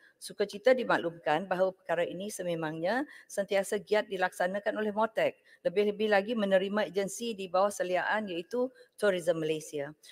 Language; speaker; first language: Malay; native; Malay